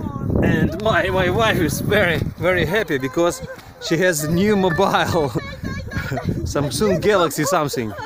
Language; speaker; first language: English; non-native, learner; Ukrainian